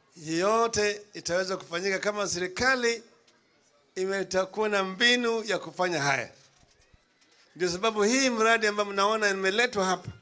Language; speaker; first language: Swahili; non-native, local second language; Luo (Kenya and Tanzania)